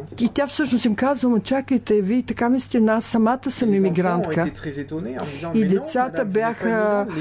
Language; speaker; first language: Bulgarian; native; Bulgarian